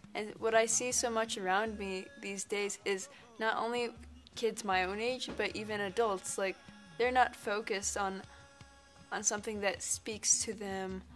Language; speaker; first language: English; native; English